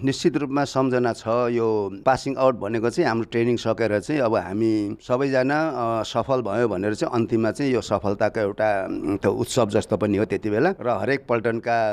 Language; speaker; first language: Nepali; non-native, local second language; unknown